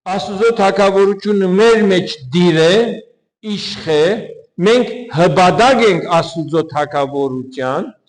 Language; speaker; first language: Armenian; early bilingual, heritage; Armenian